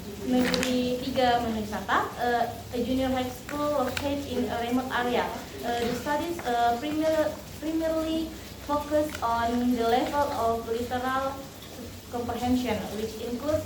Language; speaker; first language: English; non-native, learner; Indonesian